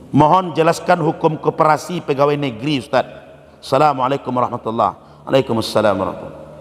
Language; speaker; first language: Malay; non-native, local second language; Minangkabau